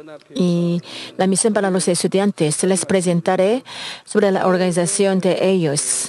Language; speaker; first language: Spanish; non-native, learner; Korean